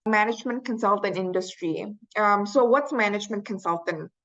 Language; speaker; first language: English; non-native, fluent; Indonesian